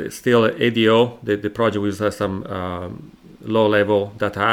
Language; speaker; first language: English; non-native, fluent; Italian